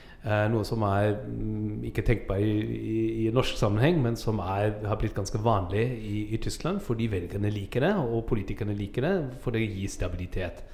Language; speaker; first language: Norwegian; non-native, fluent; German